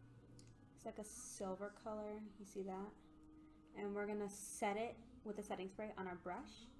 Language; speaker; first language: English; native; English